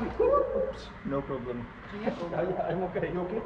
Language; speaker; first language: English; non-native, fluent; Polish